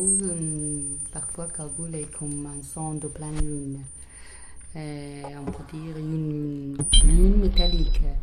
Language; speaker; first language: French; non-native, learner; Persian